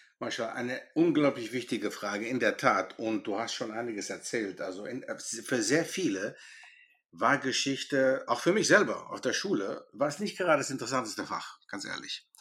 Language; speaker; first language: German; early bilingual, other home language; Greek